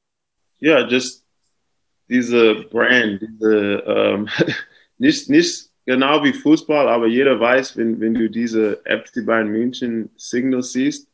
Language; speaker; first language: German; non-native, fluent; English